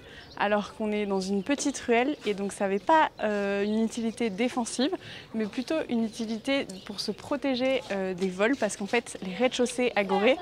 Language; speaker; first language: French; native; French